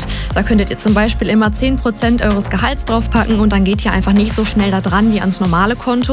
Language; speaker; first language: German; native; German